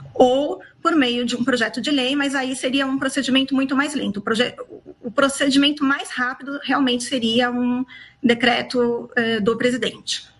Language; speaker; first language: Portuguese; native; Portuguese